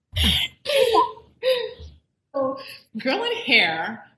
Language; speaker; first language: English; native; English